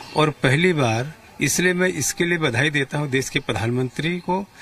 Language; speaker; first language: Hindi; native; Hindi